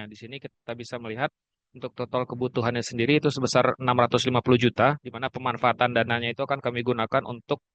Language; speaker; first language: Indonesian; native; Indonesian